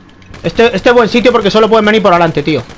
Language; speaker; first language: Spanish; native; Spanish